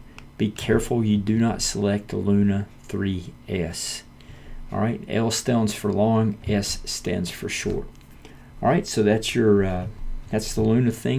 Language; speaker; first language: English; native; English